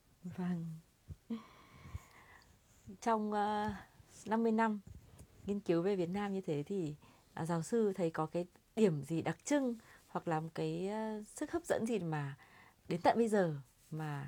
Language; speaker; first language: Vietnamese; native; Vietnamese